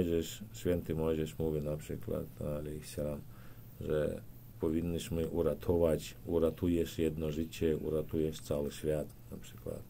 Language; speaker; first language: Polish; non-native, learner; Turkmen